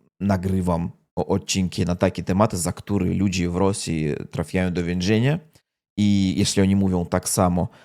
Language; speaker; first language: Polish; non-native, learner; Russian